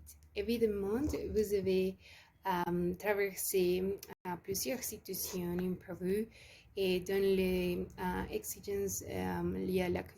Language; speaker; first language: French; non-native, learner; Spanish